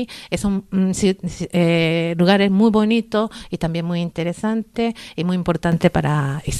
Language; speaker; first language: Spanish; non-native, learner; Japanese